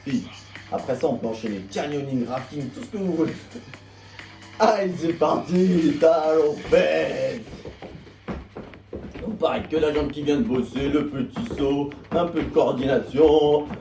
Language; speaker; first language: French; native; French